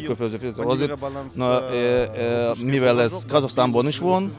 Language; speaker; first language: Hungarian; non-native, fluent; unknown